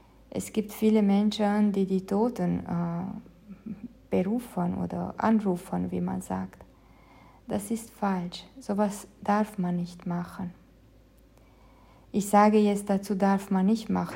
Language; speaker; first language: German; non-native, fluent; Romanian